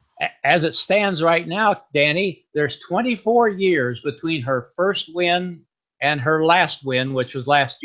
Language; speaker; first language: English; native; English